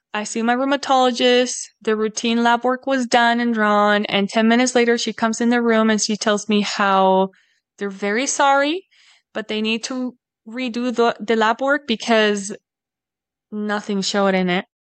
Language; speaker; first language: English; non-native, fluent; Spanish